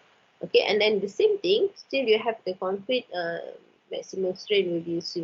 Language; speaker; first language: English; non-native, local second language; Malay